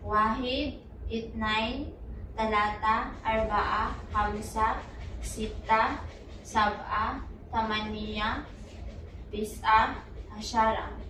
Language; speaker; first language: Arabic; non-native, learner; Filipino